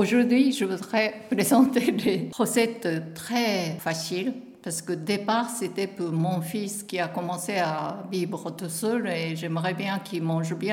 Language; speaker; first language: French; non-native, learner; Japanese